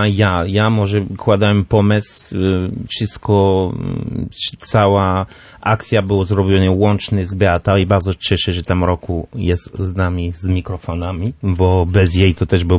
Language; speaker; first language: Polish; non-native, learner; French